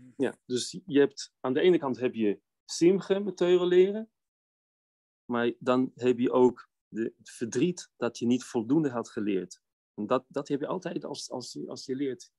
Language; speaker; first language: Dutch; non-native, fluent; Hebrew